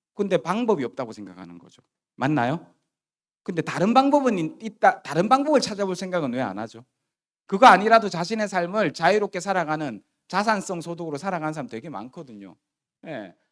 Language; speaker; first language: Korean; native; Korean